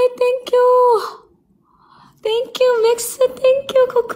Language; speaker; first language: English; non-native, learner; Korean